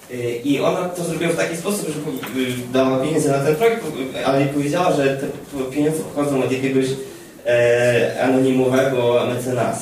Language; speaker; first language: Polish; non-native, fluent; Ukrainian